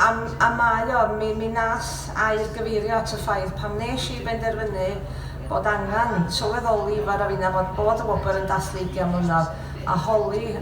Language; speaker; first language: Welsh; native; Welsh